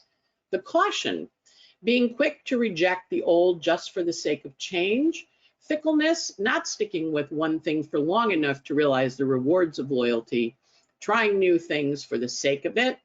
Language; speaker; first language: English; native; English